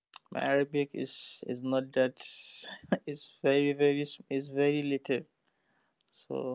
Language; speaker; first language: English; non-native, local second language; Hausa